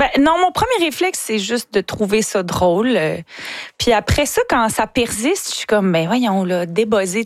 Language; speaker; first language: French; native; French